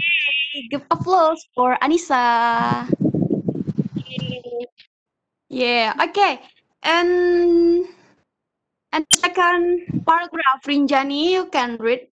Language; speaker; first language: English; non-native, learner; Indonesian